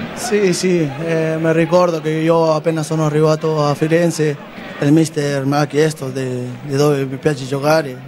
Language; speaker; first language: Italian; non-native, fluent; Spanish